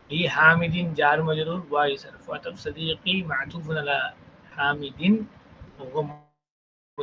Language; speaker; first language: Arabic; non-native, fluent; Tamil